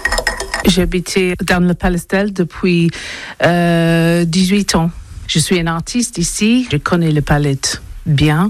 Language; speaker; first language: French; non-native, learner; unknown